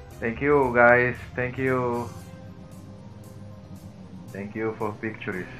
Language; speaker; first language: English; non-native, learner; Portuguese